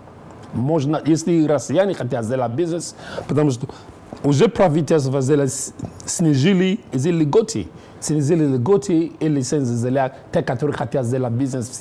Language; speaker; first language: Russian; non-native, learner; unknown